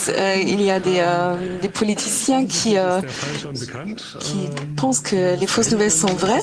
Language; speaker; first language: French; non-native, fluent; German